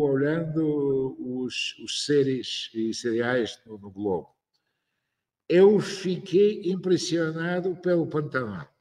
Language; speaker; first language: Portuguese; non-native, fluent; Russian